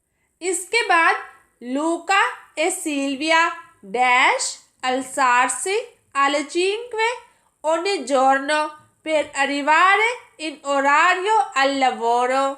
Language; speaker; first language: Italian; non-native, fluent; Urdu